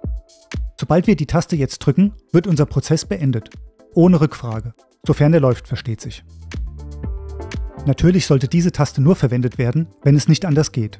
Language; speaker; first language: German; native; German